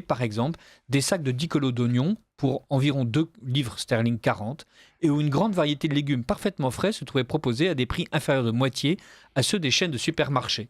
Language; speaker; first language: French; native; French